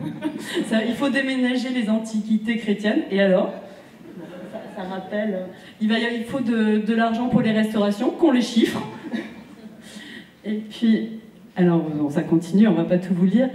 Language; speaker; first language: French; native; French